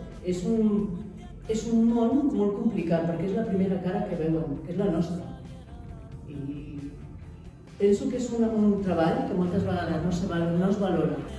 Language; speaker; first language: Catalan; non-native, local second language; Spanish